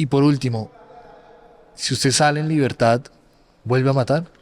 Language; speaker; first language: Spanish; native; Spanish